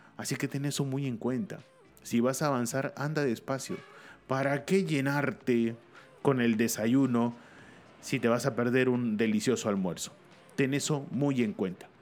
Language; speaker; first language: Spanish; native; Spanish